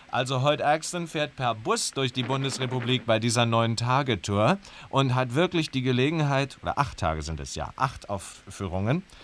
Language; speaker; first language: German; native; German